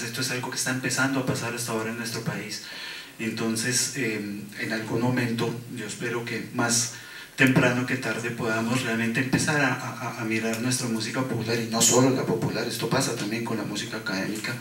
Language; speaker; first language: Spanish; native; Spanish